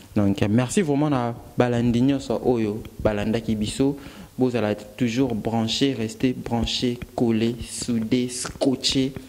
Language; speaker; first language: French; non-native, local second language; Lingala